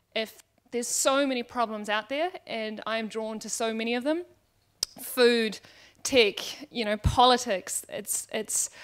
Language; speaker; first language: English; native; English